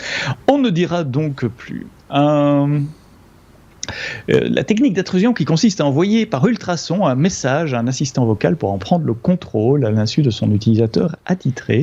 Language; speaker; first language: French; native; French